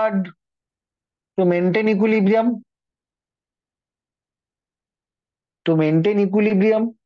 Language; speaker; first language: English; non-native, local second language; Hindi